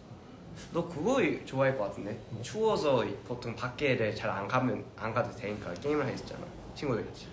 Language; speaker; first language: Korean; early bilingual, heritage; Korean